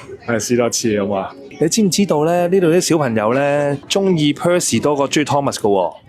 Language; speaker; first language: Cantonese; native; Cantonese